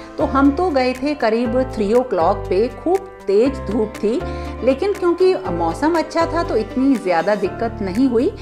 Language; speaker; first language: Hindi; native; Hindi